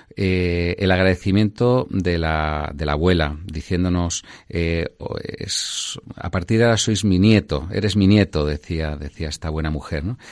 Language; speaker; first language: Spanish; native; Spanish